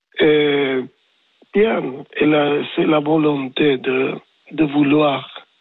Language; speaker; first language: French; non-native, learner; Spanish